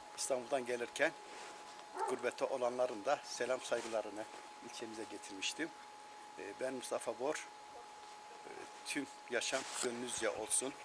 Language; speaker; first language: Turkish; non-native, local second language; Zaza